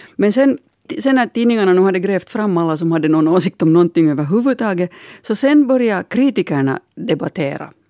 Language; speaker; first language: Swedish; native; Swedish